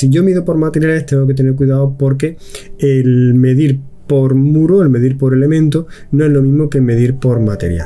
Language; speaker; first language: Spanish; native; Spanish